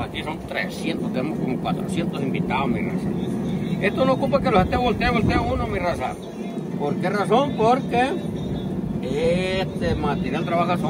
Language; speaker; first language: Spanish; native; Spanish